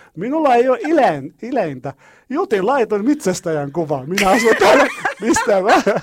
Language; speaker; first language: Finnish; non-native, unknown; Arabic